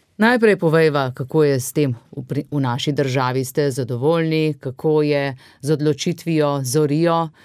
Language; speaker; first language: Slovenian; native; Slovenian